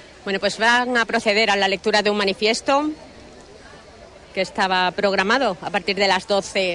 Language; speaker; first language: Spanish; native; Spanish